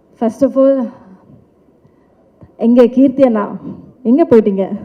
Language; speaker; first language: Tamil; non-native, local second language; Malayalam